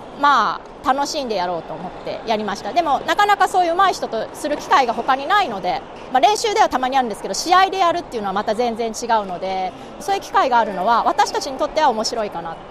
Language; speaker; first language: Japanese; native; Japanese